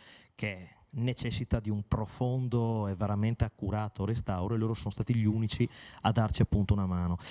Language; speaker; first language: Italian; native; Italian